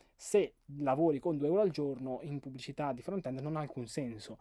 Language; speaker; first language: Italian; native; Italian